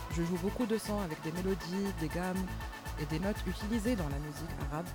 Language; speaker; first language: French; non-native, local second language; Arabic